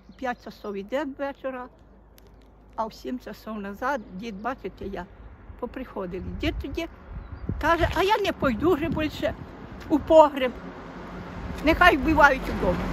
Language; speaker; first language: Ukrainian; native; Ukrainian